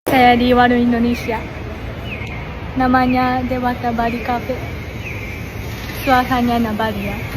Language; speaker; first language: Indonesian; non-native, learner; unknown